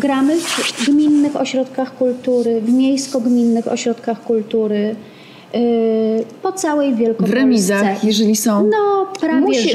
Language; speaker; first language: Polish; native; Polish